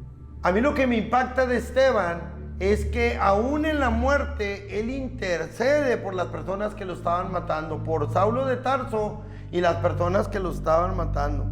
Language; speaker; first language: Spanish; native; Spanish